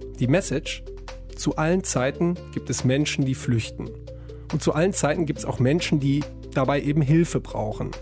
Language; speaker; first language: German; native; German